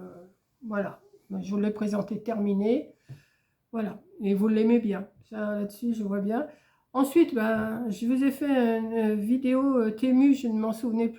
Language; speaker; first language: French; native; French